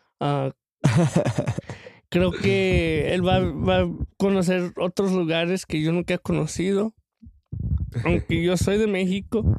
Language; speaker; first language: Spanish; early bilingual, other home language; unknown